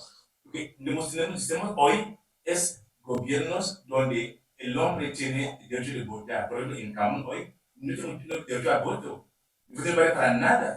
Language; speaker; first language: Spanish; non-native, learner; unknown